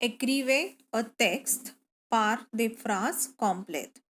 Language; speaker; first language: French; non-native, learner; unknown